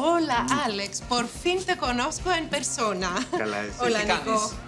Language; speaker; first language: Spanish; non-native, fluent; Greek